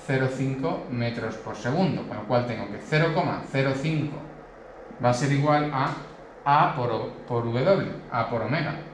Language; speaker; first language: Spanish; native; Spanish